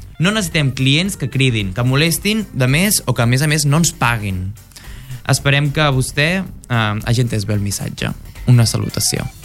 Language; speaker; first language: Catalan; non-native, local second language; Spanish